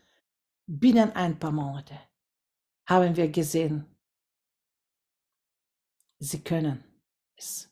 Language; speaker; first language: German; non-native, fluent; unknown